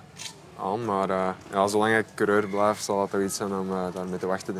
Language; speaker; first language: Dutch; native; Dutch